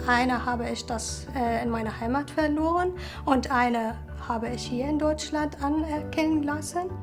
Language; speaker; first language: German; non-native, fluent; Arabic